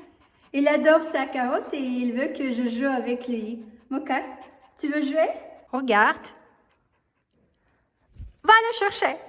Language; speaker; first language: French; non-native, fluent; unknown